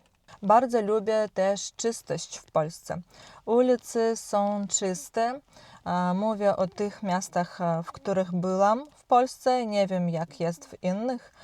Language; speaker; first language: Polish; non-native, learner; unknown